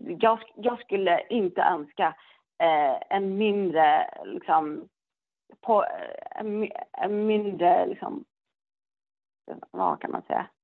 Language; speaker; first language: Swedish; non-native, learner; Tigrinya